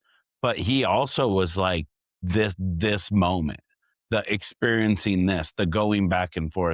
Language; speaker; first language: English; native; English